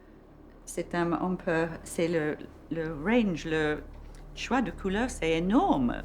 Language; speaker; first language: French; non-native, learner; English